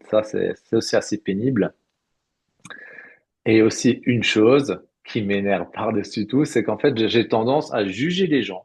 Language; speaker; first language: French; native; French